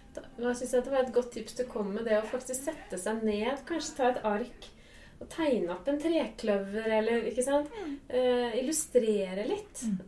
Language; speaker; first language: Norwegian; native; Norwegian